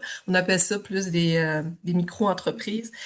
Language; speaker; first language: French; native; French